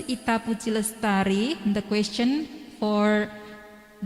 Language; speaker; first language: English; non-native, learner; Indonesian